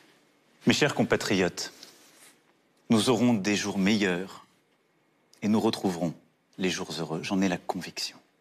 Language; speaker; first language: French; native; French